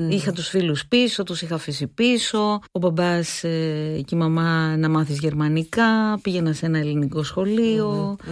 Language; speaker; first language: Greek; native; Greek